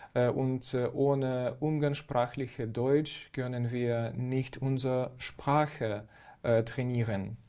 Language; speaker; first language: German; non-native, fluent; Ukrainian